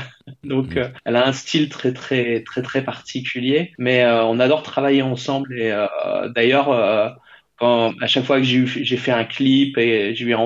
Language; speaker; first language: French; native; French